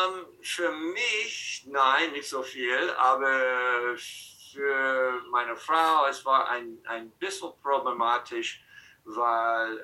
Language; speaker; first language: German; non-native, fluent; English